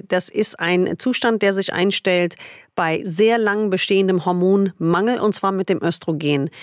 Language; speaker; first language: German; non-native, fluent; English